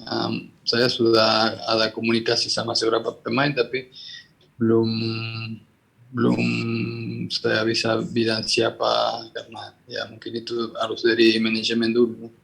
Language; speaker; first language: Indonesian; non-native, fluent; Spanish